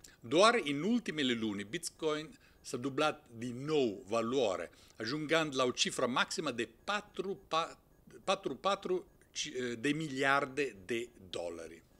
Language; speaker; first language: Romanian; non-native, fluent; Italian